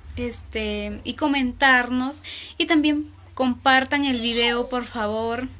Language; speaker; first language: Spanish; native; Spanish